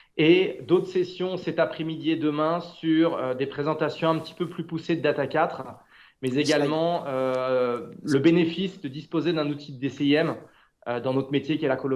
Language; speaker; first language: French; native; French